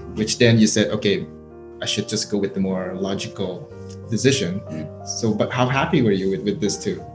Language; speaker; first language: English; non-native, fluent; Indonesian